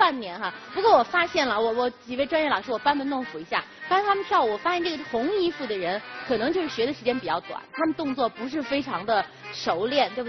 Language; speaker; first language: Chinese; native; Chinese